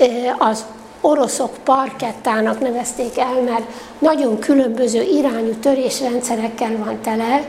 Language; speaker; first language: Hungarian; native; Hungarian